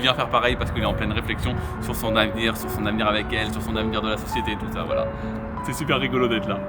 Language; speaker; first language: French; native; French